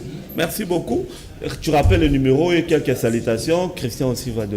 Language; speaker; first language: French; non-native, local second language; Lingala